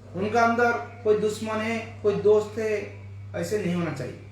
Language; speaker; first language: Hindi; non-native, local second language; Bangla